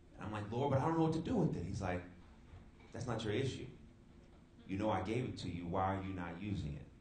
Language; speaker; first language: English; native; English